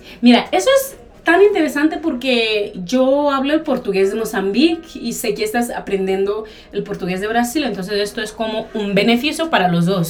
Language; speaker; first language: Spanish; non-native, fluent; Portuguese